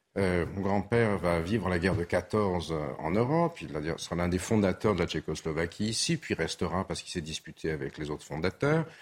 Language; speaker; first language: French; early bilingual, other home language; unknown